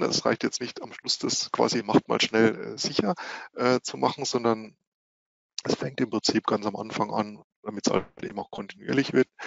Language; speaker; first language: German; native; German